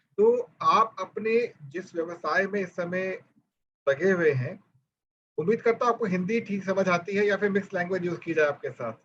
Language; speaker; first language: Hindi; native; Hindi